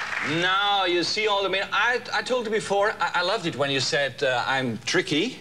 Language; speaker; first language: English; non-native, fluent; German